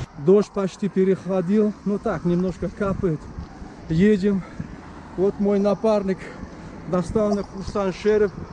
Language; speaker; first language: Russian; non-native, local second language; Uzbek